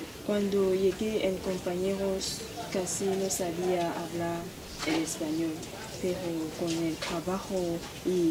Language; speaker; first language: Spanish; non-native, learner; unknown